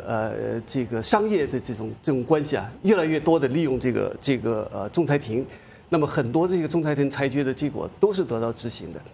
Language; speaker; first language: Chinese; native; Chinese